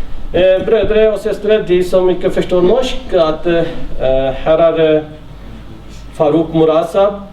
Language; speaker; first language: Norwegian; non-native, fluent; Urdu